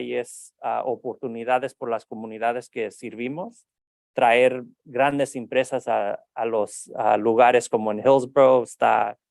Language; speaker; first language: Spanish; early bilingual, heritage; Spanish